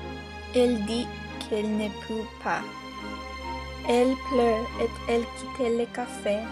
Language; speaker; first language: French; non-native, learner; English